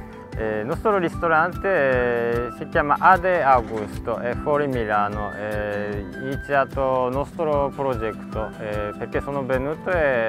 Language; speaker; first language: Italian; non-native, learner; Japanese